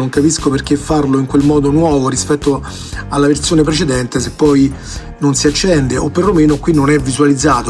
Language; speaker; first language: Italian; native; Italian